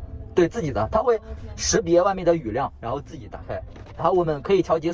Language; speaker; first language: Chinese; native; Chinese